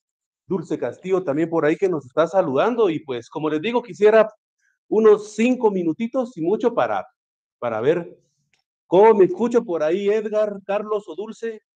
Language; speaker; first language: Spanish; native; Spanish